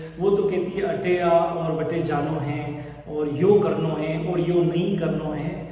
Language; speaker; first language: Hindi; native; Hindi